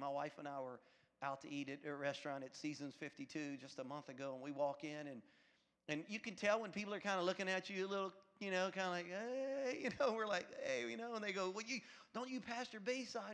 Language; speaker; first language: English; native; English